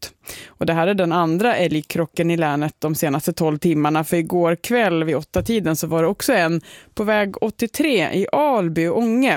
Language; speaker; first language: Swedish; native; Swedish